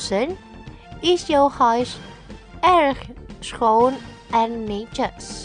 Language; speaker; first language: Dutch; non-native, learner; Indonesian